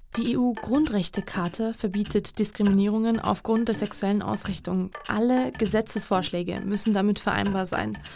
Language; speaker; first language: German; early bilingual, other home language; Georgian